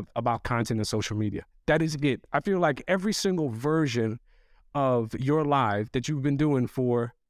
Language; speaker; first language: English; early bilingual, other home language; Arabic